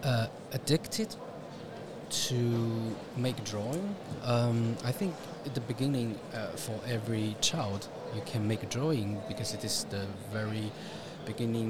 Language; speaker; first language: English; non-native, fluent; Chinese